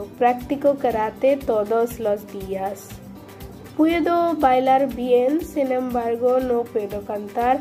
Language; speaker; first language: Spanish; non-native, learner; Bangla